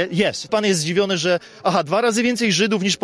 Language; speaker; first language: Polish; native; Polish